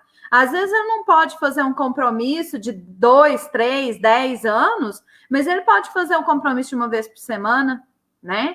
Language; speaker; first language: Portuguese; native; Portuguese